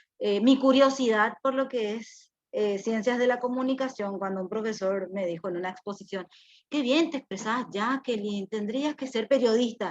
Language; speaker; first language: Spanish; native; Spanish